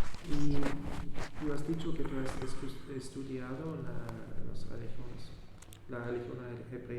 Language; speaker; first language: Spanish; non-native, fluent; German